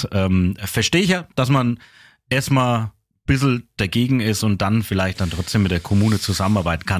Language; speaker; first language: German; native; German